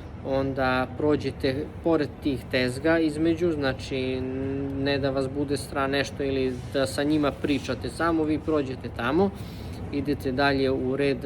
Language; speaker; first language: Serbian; early bilingual, heritage; Serbian